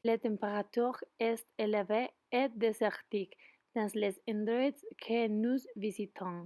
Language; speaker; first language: French; non-native, learner; Spanish